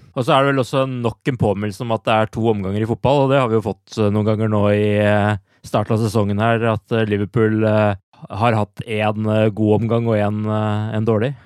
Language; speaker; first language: Norwegian; native; Norwegian